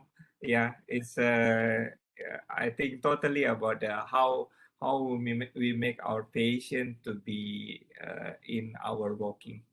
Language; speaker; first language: English; non-native, learner; Indonesian